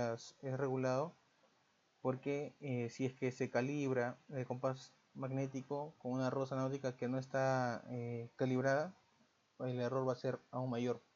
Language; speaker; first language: Spanish; native; Spanish